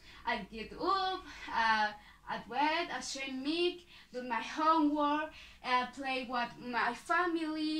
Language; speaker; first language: English; non-native, learner; Spanish